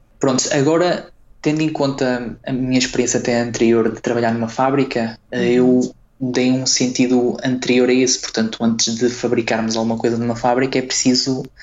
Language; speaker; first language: Portuguese; native; Portuguese